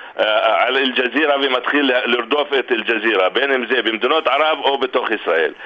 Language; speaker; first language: Hebrew; non-native, local second language; Arabic